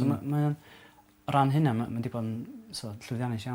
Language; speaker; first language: Welsh; native; Welsh